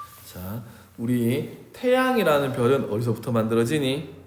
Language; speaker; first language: Korean; native; Korean